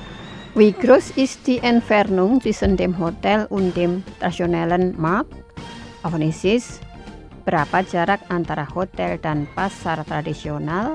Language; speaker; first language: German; non-native, fluent; Indonesian